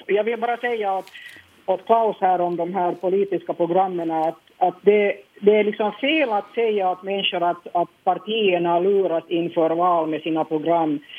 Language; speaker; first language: Swedish; native; Swedish